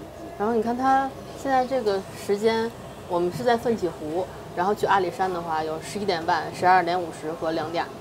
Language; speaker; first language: Chinese; native; Chinese